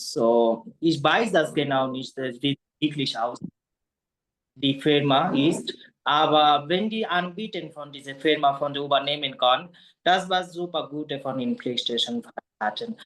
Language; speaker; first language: German; non-native, learner; Bangla